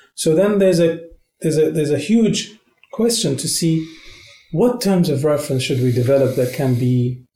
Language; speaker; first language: English; non-native, fluent; Arabic